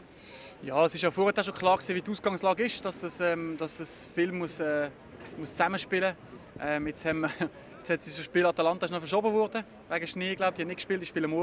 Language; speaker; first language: German; native; German